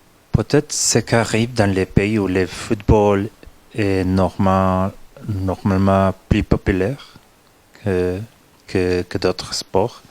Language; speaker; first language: French; non-native, fluent; Spanish